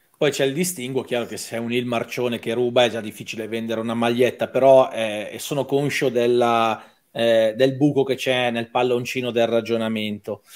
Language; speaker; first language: Italian; native; Italian